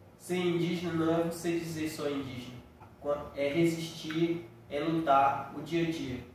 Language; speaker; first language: Portuguese; non-native, local second language; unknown